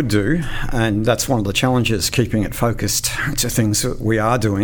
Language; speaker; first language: English; native; English